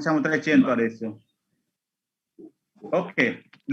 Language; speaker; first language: Italian; non-native, learner; Indonesian